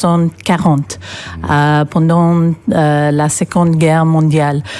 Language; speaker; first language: French; non-native, fluent; English